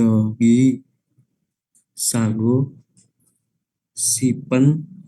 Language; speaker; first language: Korean; non-native, learner; Indonesian